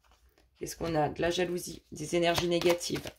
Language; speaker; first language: French; native; French